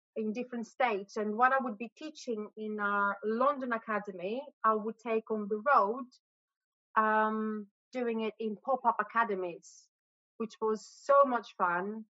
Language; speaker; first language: English; non-native, fluent; Greek